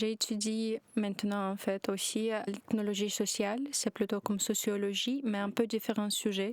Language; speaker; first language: French; non-native, learner; Ukrainian